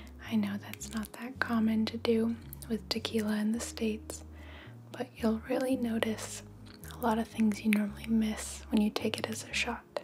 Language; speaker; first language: English; native; English